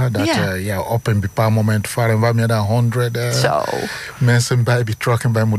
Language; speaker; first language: Dutch; non-native, learner; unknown